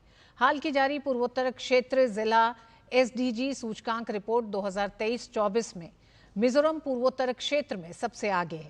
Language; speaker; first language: Hindi; native; Hindi